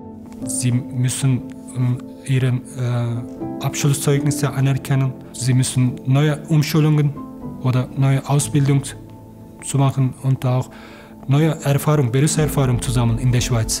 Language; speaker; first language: German; non-native, learner; Turkish